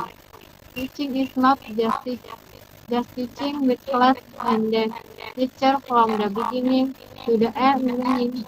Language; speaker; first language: English; non-native, learner; Indonesian